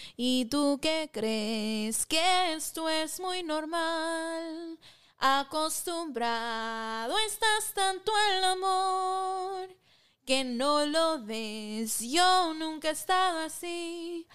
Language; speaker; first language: Spanish; early bilingual, other home language; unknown